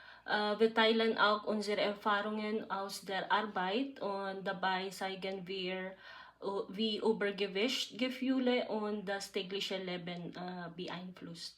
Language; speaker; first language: German; non-native, learner; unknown